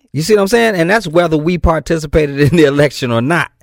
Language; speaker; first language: English; native; English